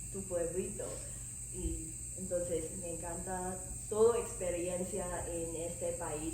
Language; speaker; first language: Spanish; non-native, learner; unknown